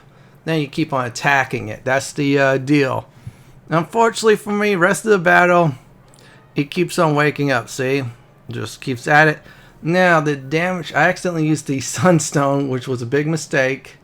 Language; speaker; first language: English; native; English